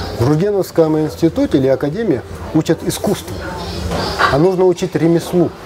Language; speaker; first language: Russian; non-native, local second language; Kazakh